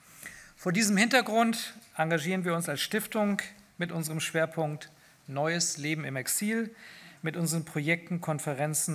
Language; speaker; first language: German; native; German